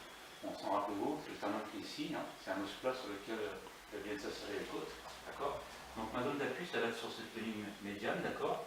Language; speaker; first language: French; native; French